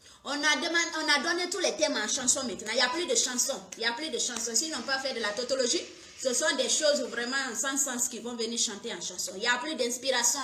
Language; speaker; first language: French; non-native, local second language; Fula